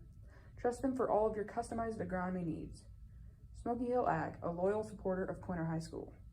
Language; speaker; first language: English; native; English